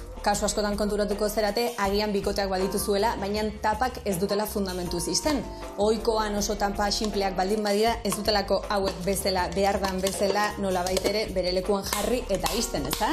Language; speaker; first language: Basque; native; Basque